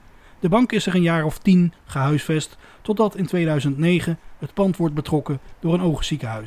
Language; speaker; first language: Dutch; native; Dutch